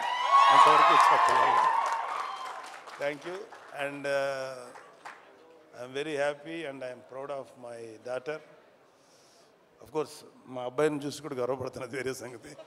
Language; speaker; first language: Telugu; native; Telugu